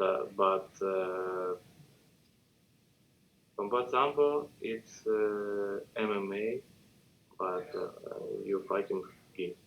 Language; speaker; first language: English; non-native, learner; Russian